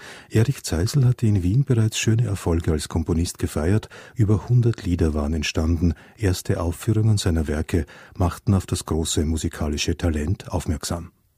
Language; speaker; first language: German; native; German